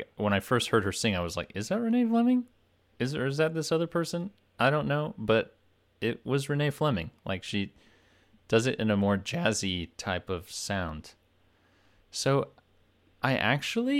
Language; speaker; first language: English; native; English